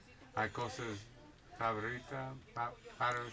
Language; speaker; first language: Spanish; non-native, learner; English